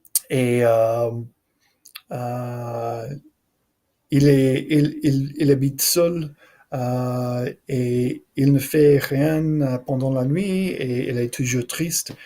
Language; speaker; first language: French; non-native, learner; English